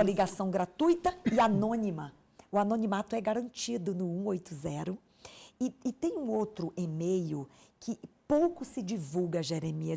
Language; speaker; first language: Portuguese; native; Portuguese